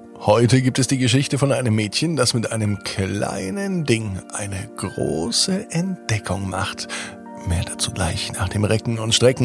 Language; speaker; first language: German; native; German